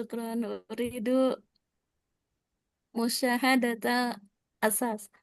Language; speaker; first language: Arabic; non-native, learner; Indonesian